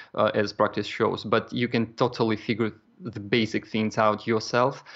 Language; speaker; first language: English; non-native, fluent; Russian